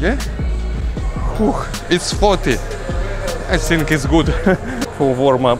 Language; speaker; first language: English; non-native, learner; Russian